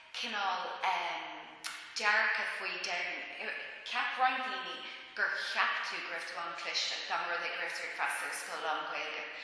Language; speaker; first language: Irish; non-native, local second language; English